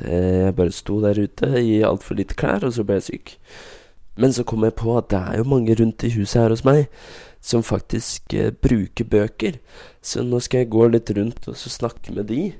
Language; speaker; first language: Norwegian; native; Norwegian